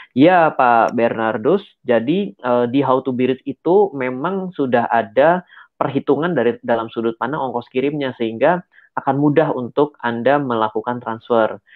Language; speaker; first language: Indonesian; native; Indonesian